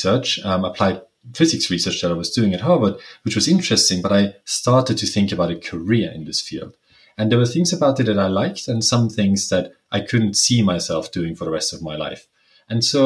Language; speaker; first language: English; non-native, fluent; German